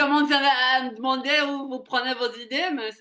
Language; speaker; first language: French; non-native, fluent; Hebrew